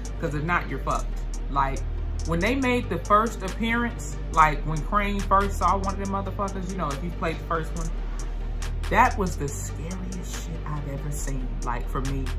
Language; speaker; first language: English; native; English